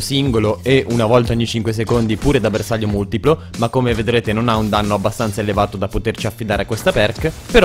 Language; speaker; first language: Italian; native; Italian